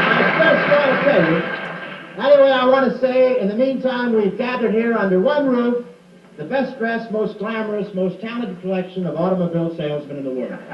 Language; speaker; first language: English; native; English